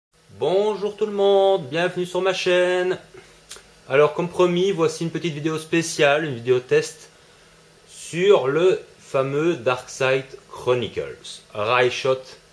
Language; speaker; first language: French; native; French